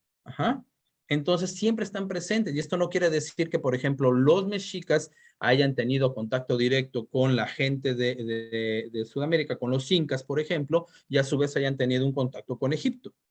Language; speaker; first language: Spanish; native; Spanish